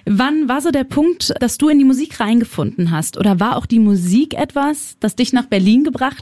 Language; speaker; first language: German; native; German